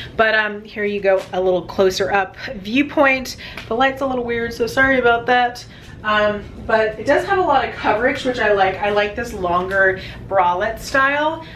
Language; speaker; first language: English; native; English